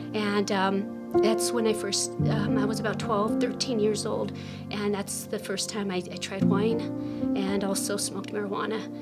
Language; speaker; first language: English; native; English